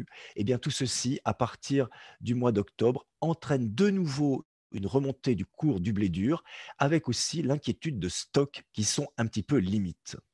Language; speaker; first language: French; native; French